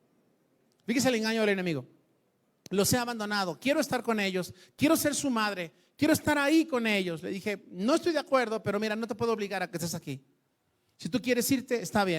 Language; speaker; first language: Spanish; native; Spanish